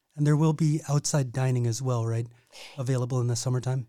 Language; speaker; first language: English; native; English